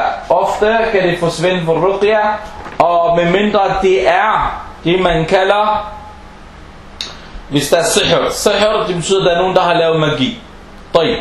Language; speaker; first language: Danish; early bilingual, other home language; Arabic